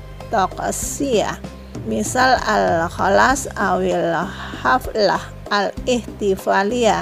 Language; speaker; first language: Arabic; non-native, learner; Indonesian